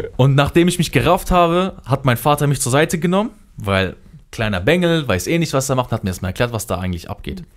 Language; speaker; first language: German; early bilingual, other home language; Kurdish